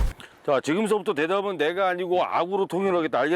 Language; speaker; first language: Korean; native; Korean